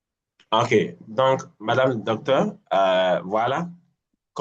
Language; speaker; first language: French; non-native, fluent; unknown